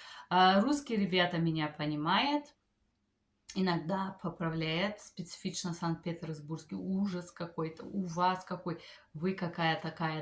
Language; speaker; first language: Russian; non-native, fluent; Bulgarian